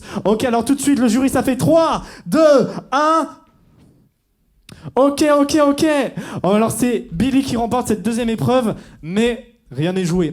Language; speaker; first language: French; native; French